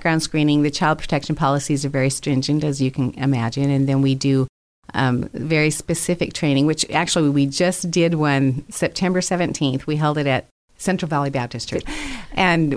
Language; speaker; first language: English; native; English